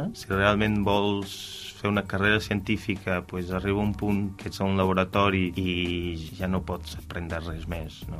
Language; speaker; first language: Catalan; non-native, fluent; Portuguese